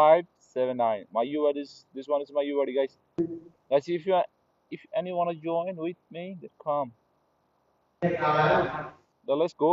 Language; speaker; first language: English; non-native, learner; Nepali